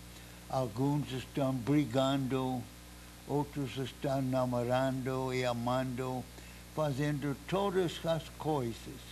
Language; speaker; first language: Portuguese; non-native, fluent; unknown